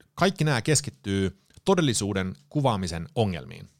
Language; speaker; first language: Finnish; early bilingual, heritage; Finnish